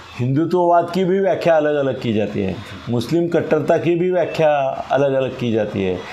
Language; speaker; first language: Hindi; non-native, local second language; Marathi